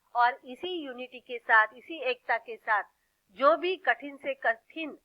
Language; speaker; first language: Hindi; non-native, local second language; Marathi